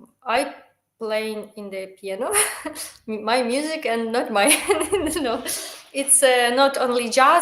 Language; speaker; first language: English; non-native, learner; Ukrainian